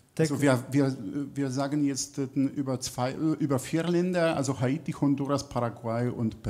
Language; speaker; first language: German; non-native, fluent; Polish